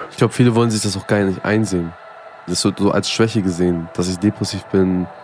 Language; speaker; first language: German; early bilingual, other home language; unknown